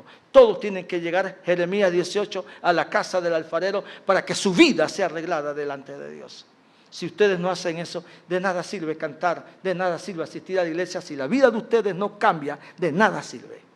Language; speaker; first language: Spanish; native; Spanish